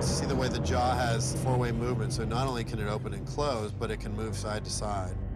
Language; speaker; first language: English; native; English